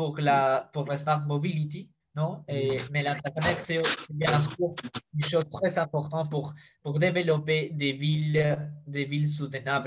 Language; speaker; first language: French; non-native, fluent; Spanish